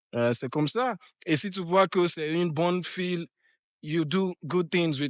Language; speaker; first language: French; non-native, fluent; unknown